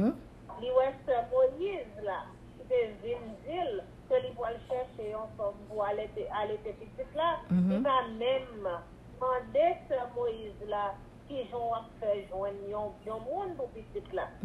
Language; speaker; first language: French; non-native, local second language; Haitian Creole